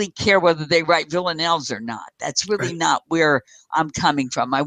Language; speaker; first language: English; native; English